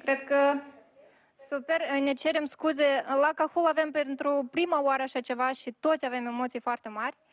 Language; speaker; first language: Romanian; native; Romanian